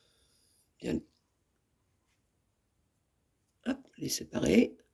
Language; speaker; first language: French; native; French